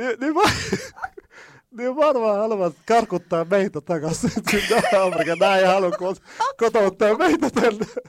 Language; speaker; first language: Finnish; non-native, fluent; Arabic